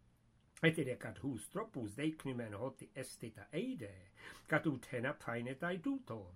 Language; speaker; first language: Greek; non-native, fluent; English